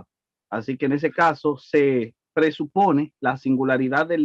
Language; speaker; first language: Spanish; native; Spanish